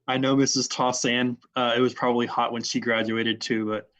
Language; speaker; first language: English; native; English